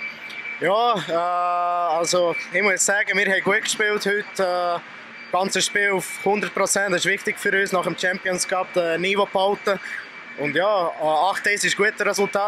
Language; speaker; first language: German; non-native, fluent; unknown